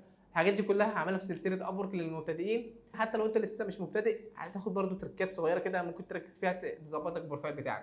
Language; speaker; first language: Arabic; native; Arabic